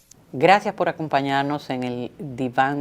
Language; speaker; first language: Spanish; native; Spanish